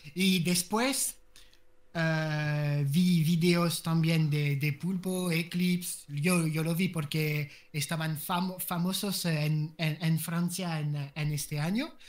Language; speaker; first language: Spanish; non-native, learner; French